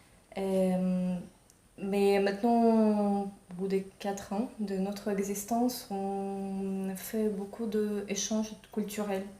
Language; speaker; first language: French; non-native, fluent; Ukrainian